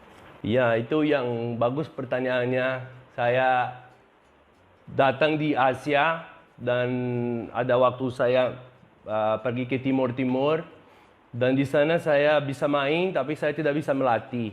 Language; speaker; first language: Indonesian; non-native, fluent; Portuguese